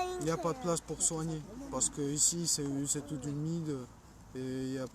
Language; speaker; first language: French; non-native, learner; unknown